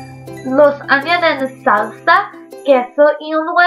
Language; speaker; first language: Spanish; non-native, learner; English